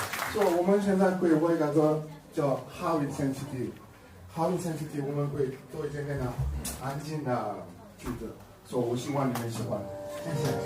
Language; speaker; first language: Chinese; non-native, learner; Morisyen